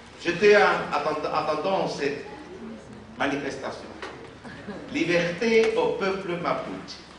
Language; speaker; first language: French; non-native, fluent; Spanish